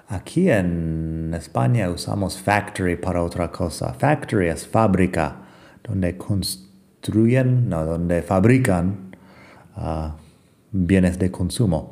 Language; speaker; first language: Spanish; non-native, fluent; English